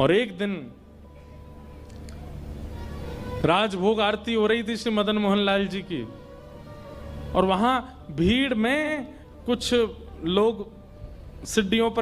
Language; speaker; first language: Hindi; native; Hindi